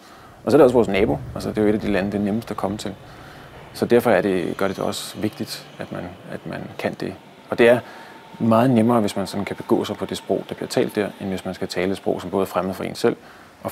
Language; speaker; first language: Danish; native; Danish